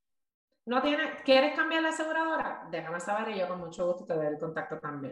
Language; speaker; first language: Spanish; native; Spanish